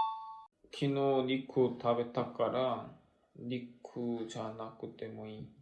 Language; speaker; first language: Japanese; non-native, learner; Korean